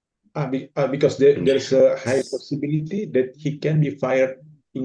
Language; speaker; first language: English; non-native, fluent; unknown